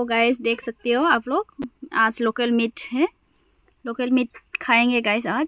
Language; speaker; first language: Hindi; non-native, local second language; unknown